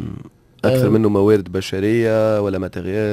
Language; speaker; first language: Arabic; native; Arabic